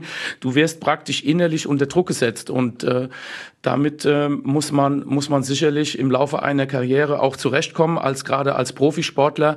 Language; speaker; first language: German; native; German